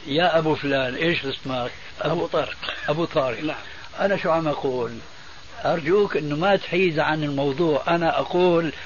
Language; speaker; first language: Arabic; early bilingual, other home language; Albanian